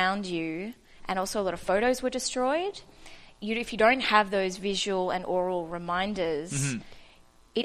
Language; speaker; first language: English; native; English